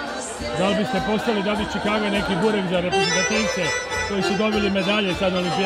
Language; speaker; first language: Serbian; native; Serbian